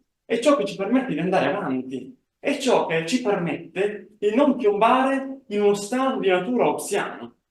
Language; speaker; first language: Italian; native; Italian